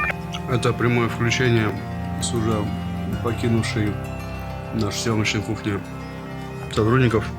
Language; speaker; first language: Russian; native; Russian